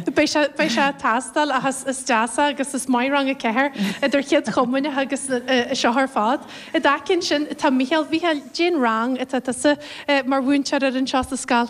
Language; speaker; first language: Irish; native; Irish